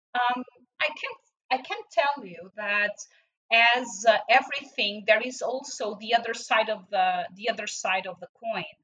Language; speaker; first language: English; non-native, fluent; Portuguese